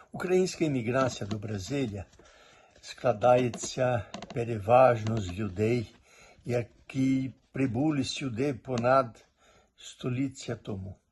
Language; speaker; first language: Ukrainian; early bilingual, heritage; Portuguese